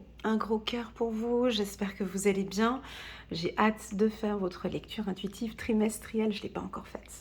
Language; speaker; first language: French; native; French